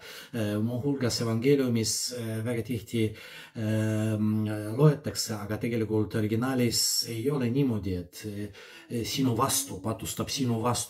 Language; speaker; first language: Estonian; non-native, fluent; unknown